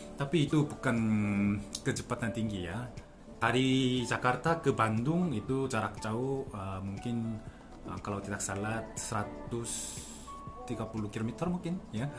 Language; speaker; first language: Indonesian; non-native, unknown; Korean